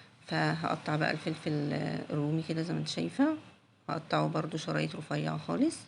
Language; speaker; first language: Arabic; native; Arabic